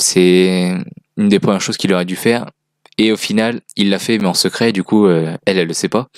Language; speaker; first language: French; native; French